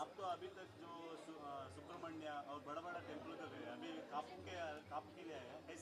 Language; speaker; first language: Hindi; non-native, local second language; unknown